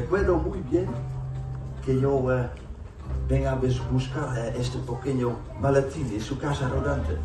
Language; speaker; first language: Spanish; non-native, fluent; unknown